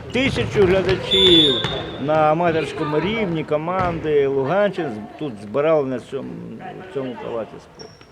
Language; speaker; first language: Ukrainian; non-native, local second language; Russian